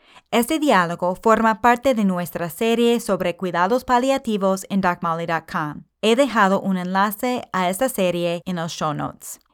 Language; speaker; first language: Spanish; non-native, fluent; English